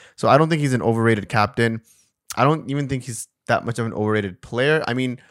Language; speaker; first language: English; non-native, local second language; Urdu